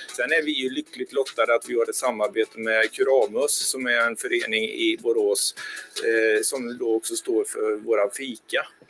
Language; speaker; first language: Swedish; native; Swedish